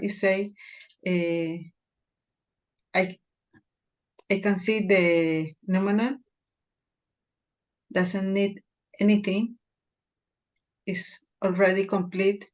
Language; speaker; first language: English; non-native, fluent; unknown